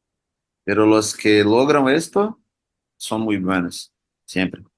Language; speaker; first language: Spanish; non-native, learner; Portuguese